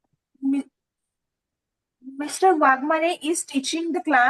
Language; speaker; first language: English; non-native, learner; Marathi